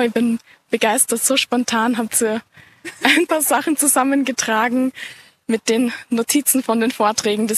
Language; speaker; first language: German; native; German